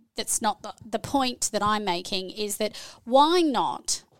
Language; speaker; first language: English; native; English